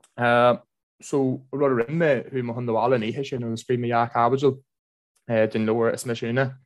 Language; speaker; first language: Irish; non-native, local second language; English